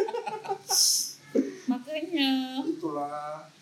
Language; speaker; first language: Indonesian; native; Indonesian